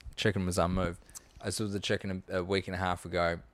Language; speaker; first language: English; native; English